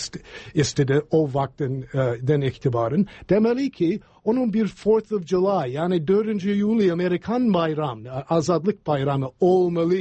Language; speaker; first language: Turkish; non-native, fluent; English